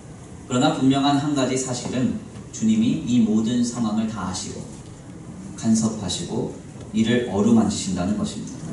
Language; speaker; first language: Korean; native; Korean